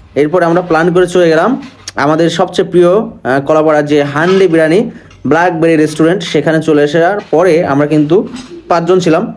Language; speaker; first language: Bangla; native; Bangla